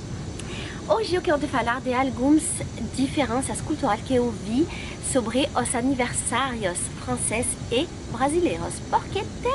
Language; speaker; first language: Portuguese; non-native, fluent; French